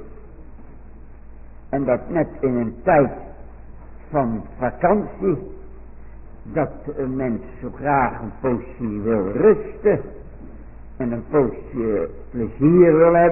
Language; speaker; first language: Dutch; native; Dutch